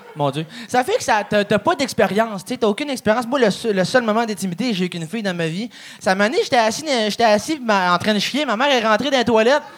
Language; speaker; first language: French; native; French